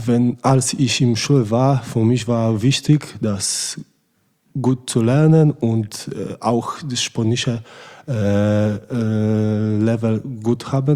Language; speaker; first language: German; non-native, learner; Polish